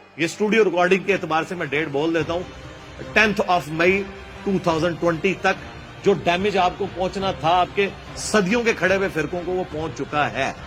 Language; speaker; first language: Urdu; non-native, local second language; Punjabi